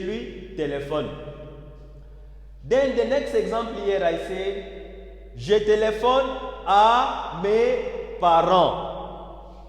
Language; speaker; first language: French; non-native, learner; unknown